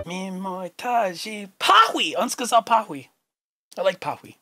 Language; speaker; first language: Russian; non-native, learner; English